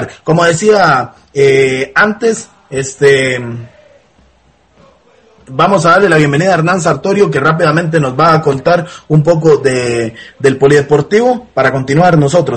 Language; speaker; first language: Spanish; native; Spanish